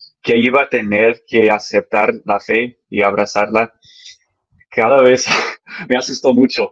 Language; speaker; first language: Spanish; early bilingual, heritage; English